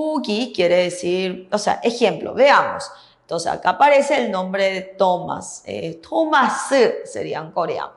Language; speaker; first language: Spanish; native; Spanish